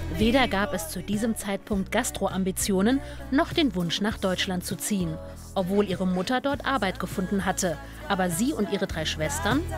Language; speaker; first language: German; native; German